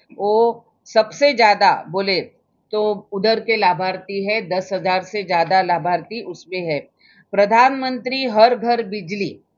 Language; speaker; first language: Hindi; non-native, local second language; Marathi